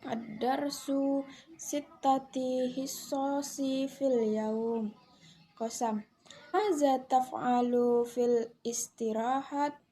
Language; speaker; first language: Arabic; non-native, learner; Indonesian